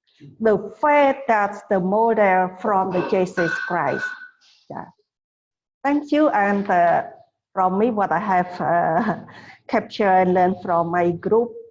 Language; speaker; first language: English; non-native, fluent; Khmer